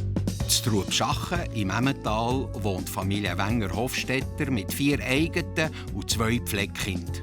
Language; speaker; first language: German; native; German